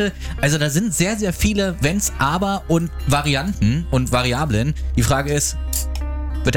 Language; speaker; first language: German; native; German